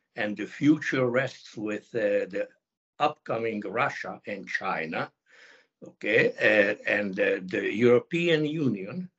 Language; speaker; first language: English; non-native, fluent; Hungarian